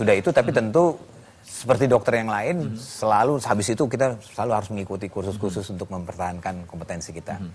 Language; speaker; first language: Indonesian; native; Indonesian